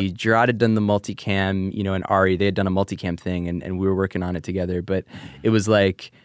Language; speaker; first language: English; native; English